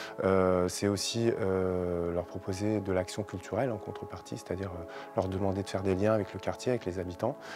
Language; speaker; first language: French; native; French